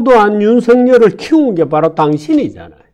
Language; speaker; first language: Korean; native; Korean